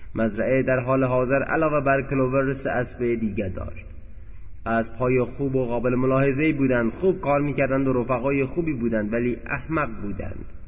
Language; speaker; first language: Persian; native; Persian